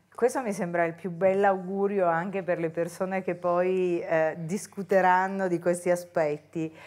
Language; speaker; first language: Italian; native; Italian